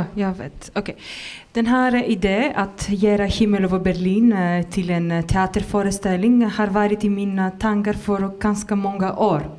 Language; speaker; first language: Swedish; non-native, fluent; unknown